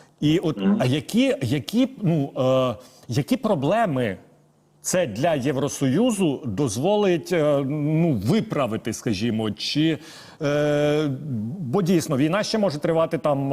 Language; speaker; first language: Ukrainian; native; Ukrainian